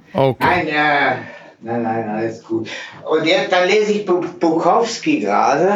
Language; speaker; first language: German; native; German